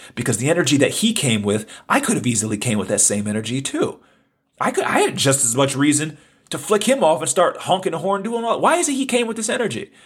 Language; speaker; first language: English; native; English